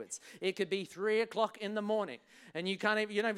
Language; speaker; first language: English; native; English